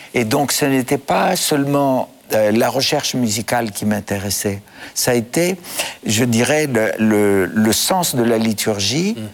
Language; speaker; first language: French; non-native, fluent; Greek